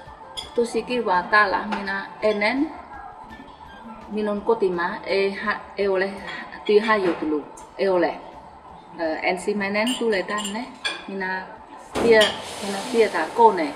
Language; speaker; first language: Finnish; non-native, learner; Khmer